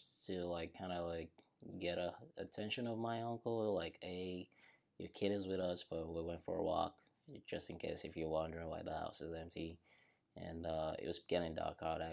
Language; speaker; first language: English; non-native, local second language; Yoruba